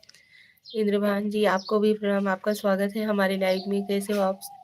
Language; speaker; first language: Hindi; native; Hindi